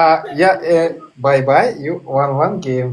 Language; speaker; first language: English; non-native, learner; Russian